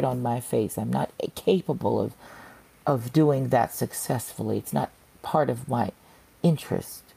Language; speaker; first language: English; native; English